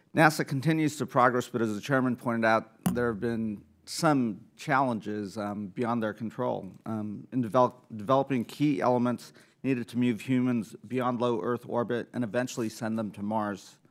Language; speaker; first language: English; native; English